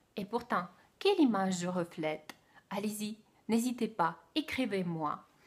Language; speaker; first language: French; non-native, fluent; Russian